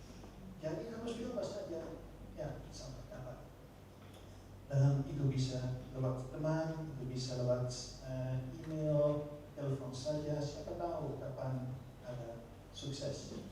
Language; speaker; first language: Indonesian; non-native, fluent; Dutch